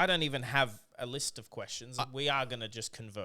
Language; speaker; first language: English; native; English